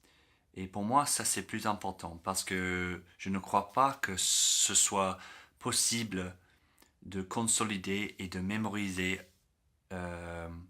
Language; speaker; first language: French; non-native, learner; English